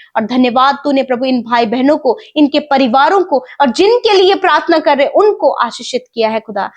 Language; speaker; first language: Hindi; native; Hindi